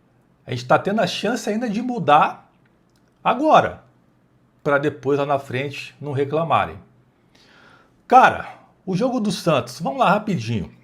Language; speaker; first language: Portuguese; native; Portuguese